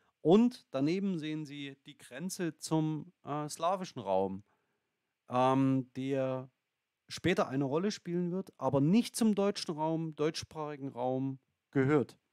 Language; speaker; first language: German; native; German